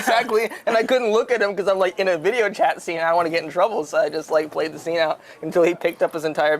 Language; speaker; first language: English; native; English